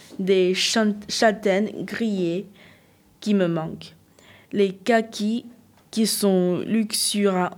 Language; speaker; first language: French; non-native, fluent; Chinese